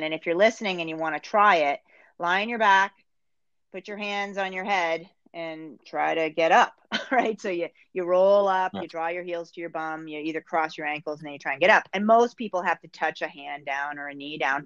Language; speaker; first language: English; native; English